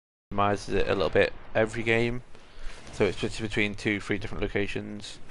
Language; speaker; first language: English; native; English